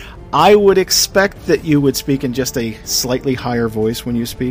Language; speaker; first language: English; native; English